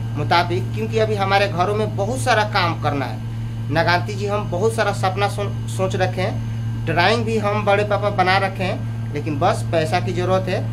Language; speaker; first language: Hindi; native; Hindi